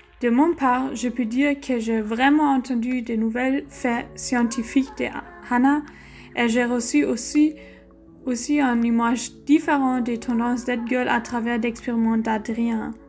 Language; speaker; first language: French; non-native, learner; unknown